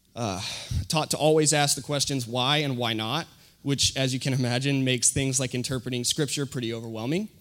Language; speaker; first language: English; native; English